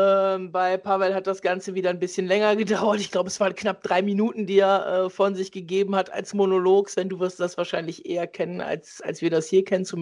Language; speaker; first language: German; native; German